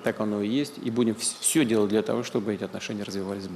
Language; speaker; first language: Russian; native; Russian